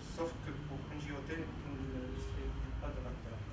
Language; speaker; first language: French; non-native, local second language; Arabic